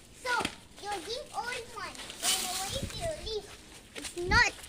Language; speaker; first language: English; non-native, learner; Malay